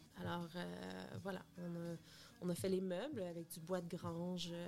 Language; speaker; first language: French; native; French